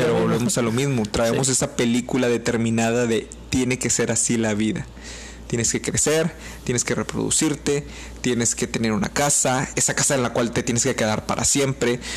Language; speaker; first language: Spanish; native; Spanish